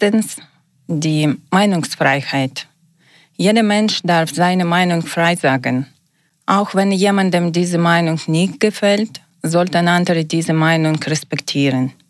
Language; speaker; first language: German; non-native, learner; Ukrainian